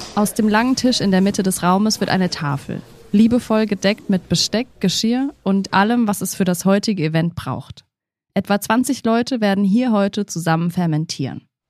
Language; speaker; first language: German; native; German